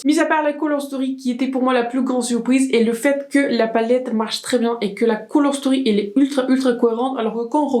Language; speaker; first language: French; native; French